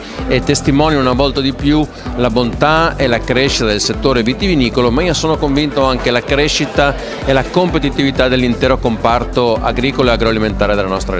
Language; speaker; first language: Italian; native; Italian